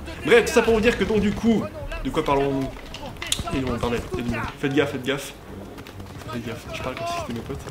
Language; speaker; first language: French; native; French